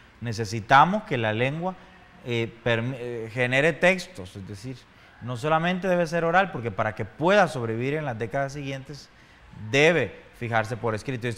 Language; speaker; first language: Spanish; native; Spanish